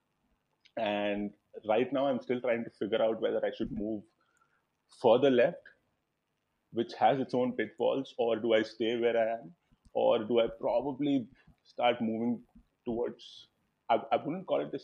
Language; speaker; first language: English; non-native, local second language; Telugu